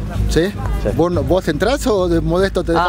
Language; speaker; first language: Spanish; native; Spanish